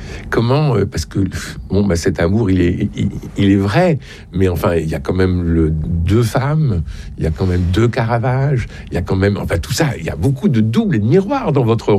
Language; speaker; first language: French; native; French